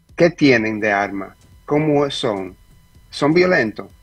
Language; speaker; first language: Spanish; early bilingual, heritage; Spanish